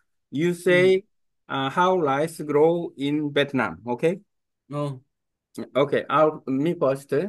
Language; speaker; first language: English; non-native, learner; Korean